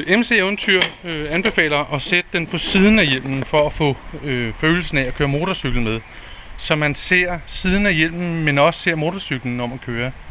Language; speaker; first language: Danish; native; Danish